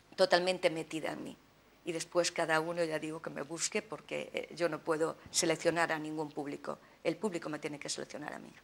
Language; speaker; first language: Spanish; native; Spanish